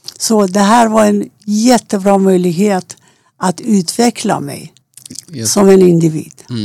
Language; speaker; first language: Swedish; non-native, fluent; Persian